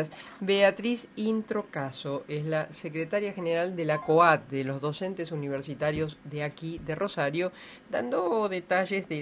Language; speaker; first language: Spanish; native; Spanish